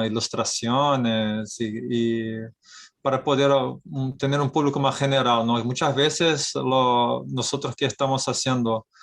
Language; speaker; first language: Spanish; non-native, fluent; Portuguese